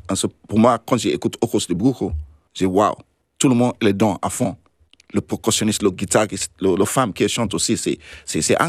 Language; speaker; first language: French; non-native, learner; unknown